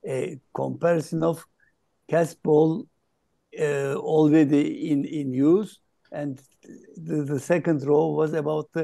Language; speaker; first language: English; non-native, fluent; Turkish